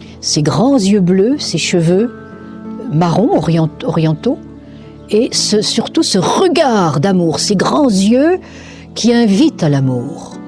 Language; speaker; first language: French; native; French